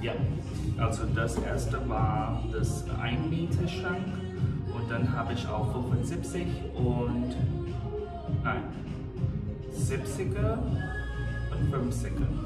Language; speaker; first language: German; non-native, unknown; English